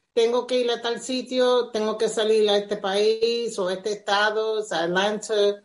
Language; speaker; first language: Spanish; early bilingual, heritage; Spanish